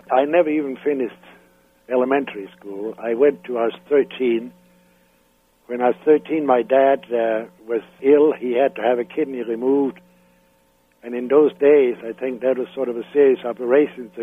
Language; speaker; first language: English; non-native, fluent; Danish